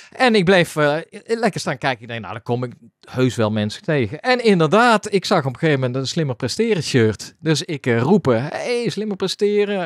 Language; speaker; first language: Dutch; native; Dutch